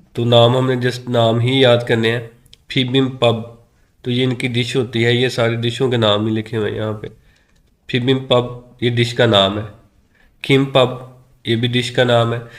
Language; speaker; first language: Urdu; non-native, local second language; Punjabi